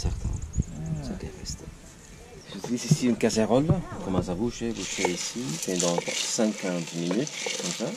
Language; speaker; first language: French; non-native, learner; Spanish